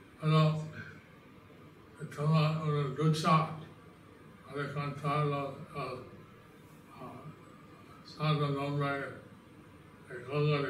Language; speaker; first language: Spanish; non-native, learner; English